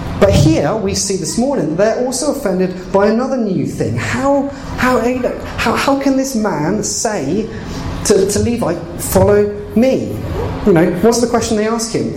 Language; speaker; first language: English; native; English